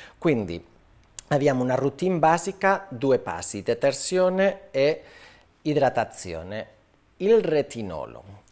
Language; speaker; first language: Italian; non-native, fluent; Spanish